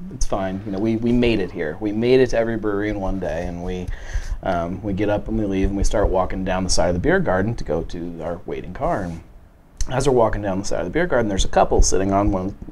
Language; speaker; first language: English; native; English